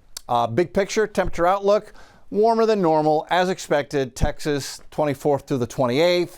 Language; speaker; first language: English; native; English